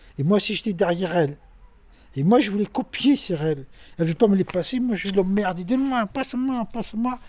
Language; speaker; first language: French; non-native, learner; Arabic